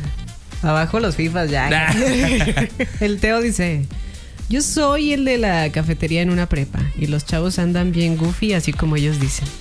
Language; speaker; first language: Spanish; native; Spanish